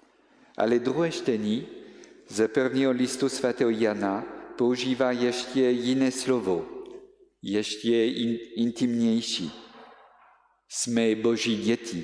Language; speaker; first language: Czech; non-native, fluent; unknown